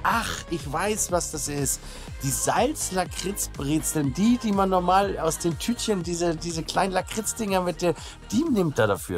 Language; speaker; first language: German; native; German